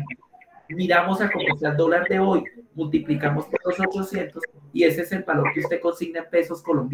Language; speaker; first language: Spanish; native; Spanish